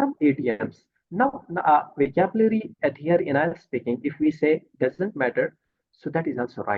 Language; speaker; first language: English; non-native, fluent; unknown